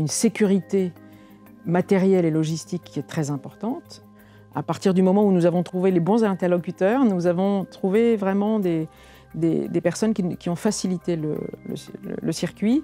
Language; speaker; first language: French; native; French